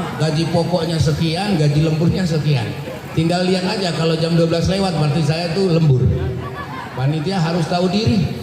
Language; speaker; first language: Indonesian; non-native, local second language; Buginese